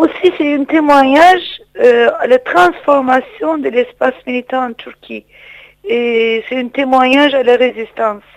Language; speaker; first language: French; non-native, fluent; Turkish